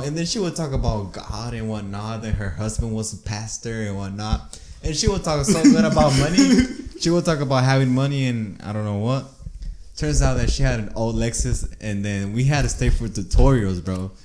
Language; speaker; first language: English; early bilingual, other home language; Spanish